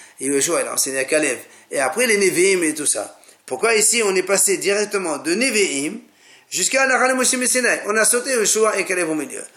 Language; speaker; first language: French; native; French